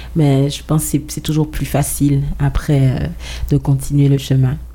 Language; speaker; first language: French; native; French